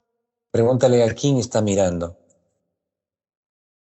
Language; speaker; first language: Spanish; native; Spanish